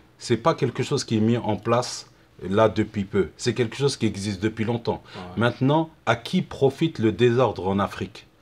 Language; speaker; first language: French; early bilingual, other home language; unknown